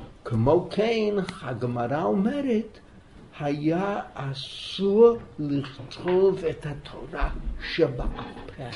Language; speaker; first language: Hebrew; non-native, fluent; English